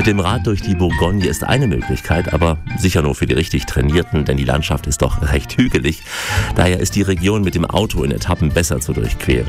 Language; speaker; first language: German; native; German